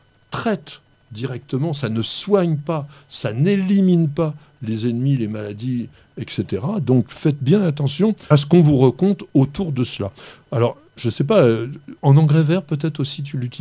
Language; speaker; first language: French; native; French